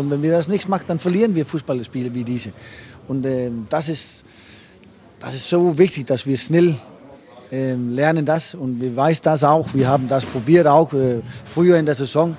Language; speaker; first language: German; non-native, fluent; Danish